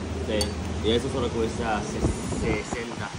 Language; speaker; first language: Spanish; non-native, learner; Chinese